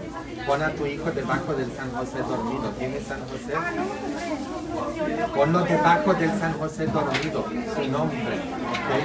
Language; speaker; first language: Spanish; non-native, fluent; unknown